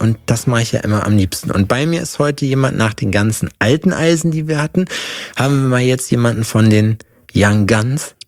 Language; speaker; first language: German; native; German